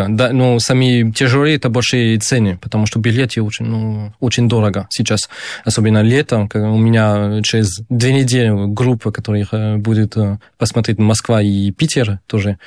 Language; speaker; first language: Russian; non-native, learner; French